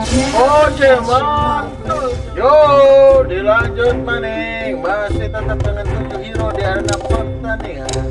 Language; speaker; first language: Indonesian; native; Indonesian